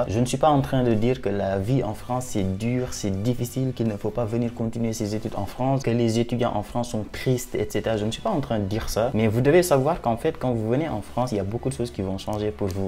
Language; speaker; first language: French; non-native, local second language; Wolof